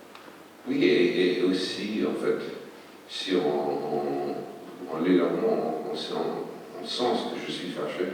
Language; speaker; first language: French; non-native, fluent; English